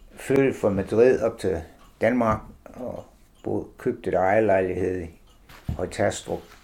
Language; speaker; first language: Danish; non-native, fluent; English